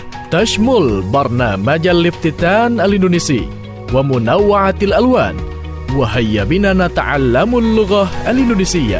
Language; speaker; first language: Arabic; non-native, fluent; Indonesian